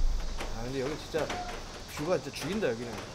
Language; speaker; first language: Korean; native; Korean